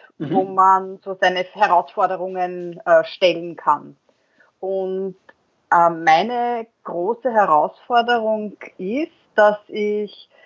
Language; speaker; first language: German; native; German